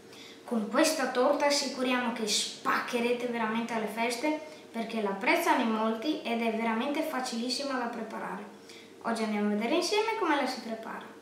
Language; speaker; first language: Italian; native; Italian